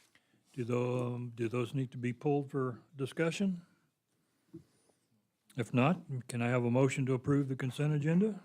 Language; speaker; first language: English; native; English